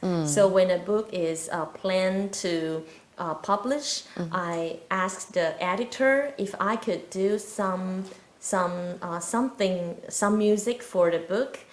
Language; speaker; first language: English; non-native, fluent; Chinese